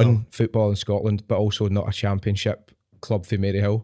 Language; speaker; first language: English; native; English